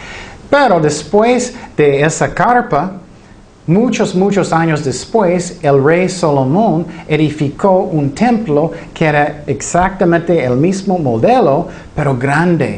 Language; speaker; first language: Spanish; non-native, fluent; English